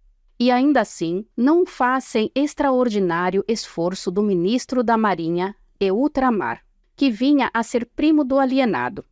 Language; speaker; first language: Portuguese; native; Portuguese